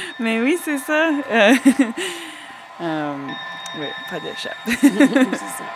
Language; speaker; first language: French; non-native, fluent; English